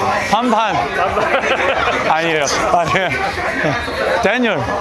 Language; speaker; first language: Korean; non-native, learner; English